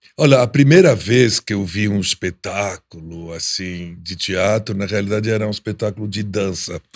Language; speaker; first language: Portuguese; non-native, fluent; Arabic